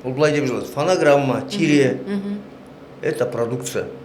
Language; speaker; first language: Russian; non-native, local second language; Kazakh